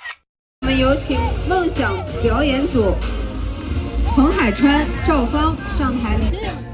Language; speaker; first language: Chinese; native; Chinese